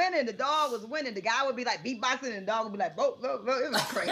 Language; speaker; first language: English; native; English